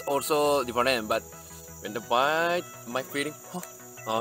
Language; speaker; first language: English; non-native, learner; Japanese